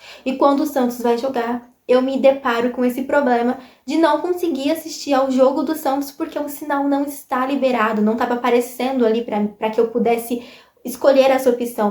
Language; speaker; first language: Portuguese; native; Portuguese